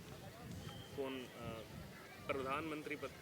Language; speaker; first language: Hindi; native; Hindi